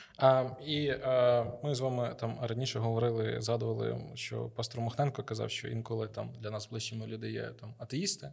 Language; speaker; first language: Ukrainian; native; Ukrainian